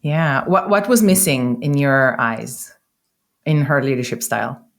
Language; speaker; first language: English; non-native, fluent; Hebrew